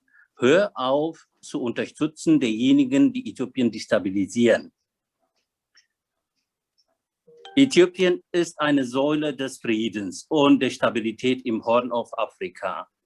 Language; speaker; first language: German; non-native, learner; Amharic